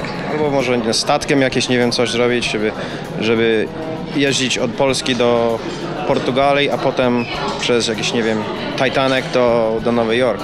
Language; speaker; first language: Polish; non-native, learner; English